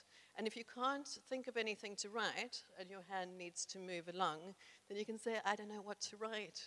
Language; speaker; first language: English; native; English